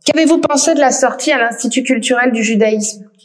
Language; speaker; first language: French; native; French